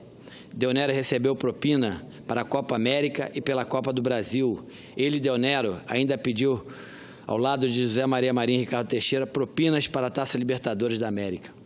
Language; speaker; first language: Portuguese; native; Portuguese